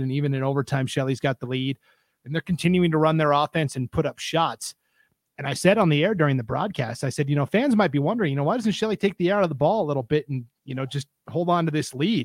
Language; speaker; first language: English; native; English